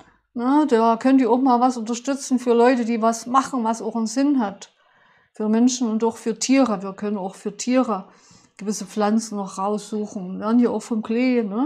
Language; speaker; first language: German; native; German